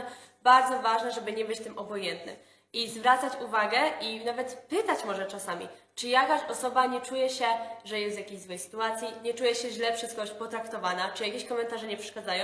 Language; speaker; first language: Polish; native; Polish